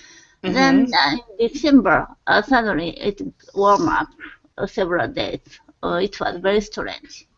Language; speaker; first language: English; non-native, learner; Japanese